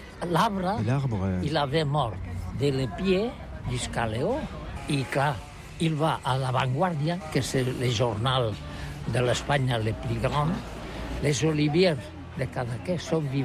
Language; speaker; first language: French; non-native, learner; Catalan